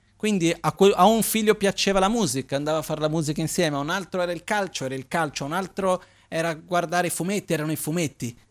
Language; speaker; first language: Italian; non-native, fluent; Portuguese